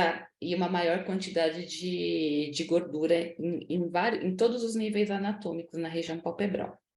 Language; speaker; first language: Portuguese; native; Portuguese